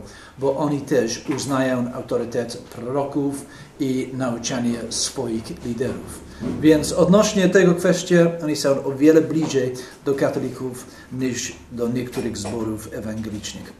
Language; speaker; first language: Polish; non-native, fluent; English